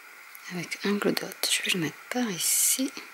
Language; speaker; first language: French; native; French